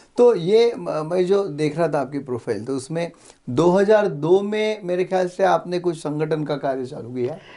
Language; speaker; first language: Hindi; non-native, local second language; Marathi